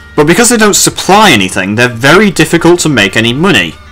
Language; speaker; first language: English; native; English